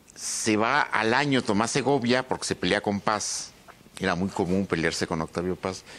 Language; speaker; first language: Spanish; native; Spanish